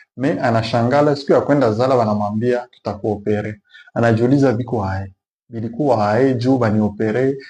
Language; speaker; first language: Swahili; native; Swahili